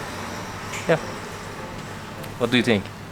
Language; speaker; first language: English; non-native, learner; Turkish